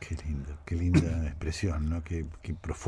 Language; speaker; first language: Spanish; native; Spanish